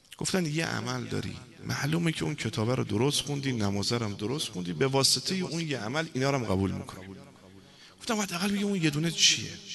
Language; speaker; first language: Persian; non-native, local second language; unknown